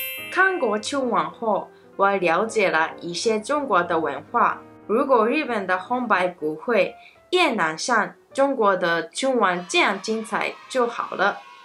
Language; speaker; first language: Chinese; non-native, fluent; Japanese